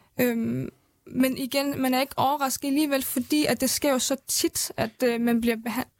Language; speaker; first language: Danish; early bilingual, other home language; Central Kurdish